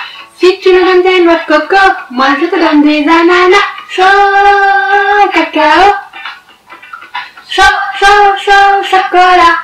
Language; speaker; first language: French; native; French